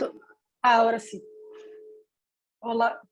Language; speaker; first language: Spanish; non-native, learner; Portuguese